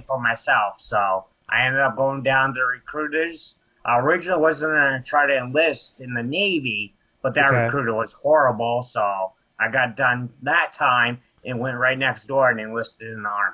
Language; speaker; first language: English; native; English